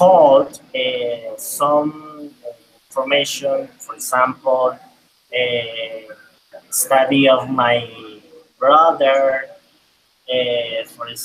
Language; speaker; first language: English; non-native, learner; Spanish